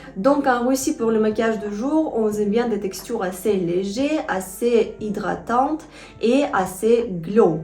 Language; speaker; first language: French; non-native, fluent; Russian